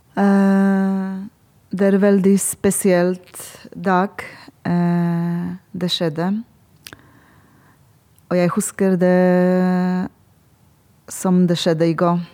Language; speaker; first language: Norwegian; non-native, learner; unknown